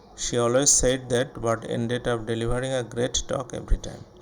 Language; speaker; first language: English; non-native, local second language; Bangla